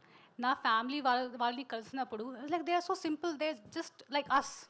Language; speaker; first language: Telugu; non-native, local second language; Hindi